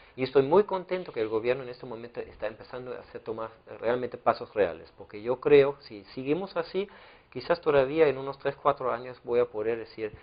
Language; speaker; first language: Spanish; non-native, fluent; German